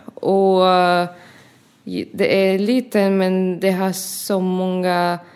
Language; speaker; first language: Swedish; non-native, learner; Arabic